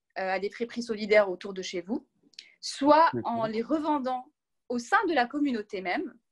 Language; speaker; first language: French; non-native, local second language; Arabic